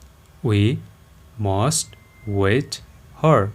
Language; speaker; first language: English; non-native, local second language; Nepali